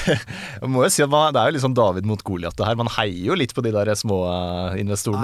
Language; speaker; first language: Norwegian; native; Norwegian